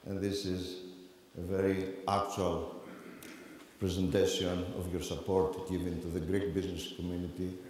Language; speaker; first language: English; non-native, fluent; Greek